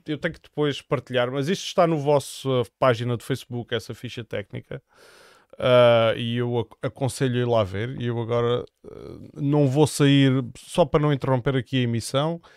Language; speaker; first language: Portuguese; native; Portuguese